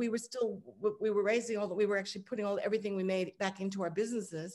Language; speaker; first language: English; native; English